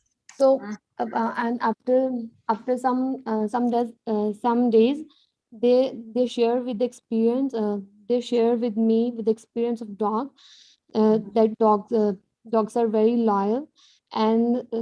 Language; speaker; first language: English; non-native, learner; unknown